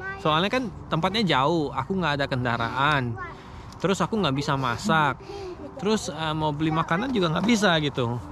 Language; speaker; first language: Indonesian; native; Indonesian